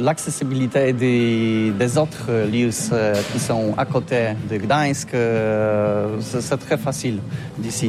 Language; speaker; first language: French; non-native, learner; Polish